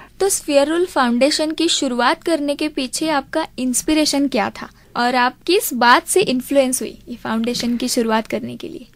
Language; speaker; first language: Hindi; non-native, local second language; Marathi